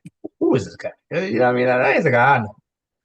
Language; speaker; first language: English; native; English